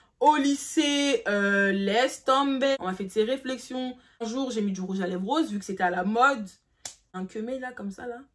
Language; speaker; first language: French; early bilingual, other home language; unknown